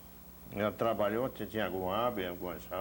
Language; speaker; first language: Portuguese; non-native, fluent; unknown